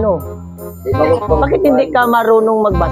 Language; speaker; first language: Filipino; non-native, local second language; Cebuano